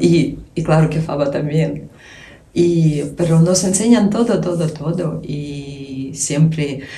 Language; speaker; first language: Spanish; non-native, learner; Ukrainian